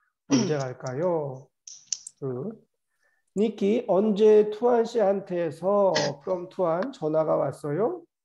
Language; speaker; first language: Korean; native; Korean